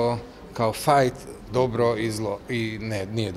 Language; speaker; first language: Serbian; non-native, learner; Slovak